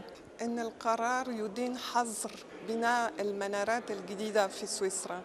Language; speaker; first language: Arabic; non-native, fluent; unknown